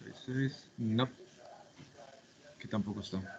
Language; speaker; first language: Spanish; native; Spanish